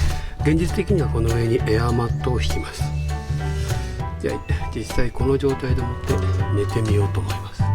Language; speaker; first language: Japanese; native; Japanese